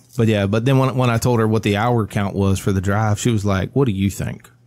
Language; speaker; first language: English; native; English